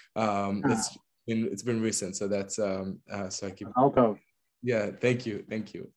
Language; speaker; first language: English; non-native, fluent; Hebrew